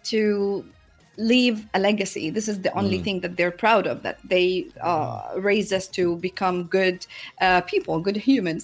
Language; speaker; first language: English; non-native, fluent; Arabic